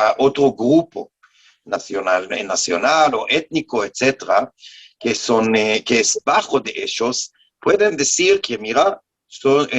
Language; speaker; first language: Spanish; non-native, learner; Hebrew